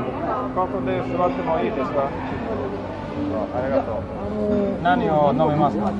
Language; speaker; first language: Japanese; non-native, learner; English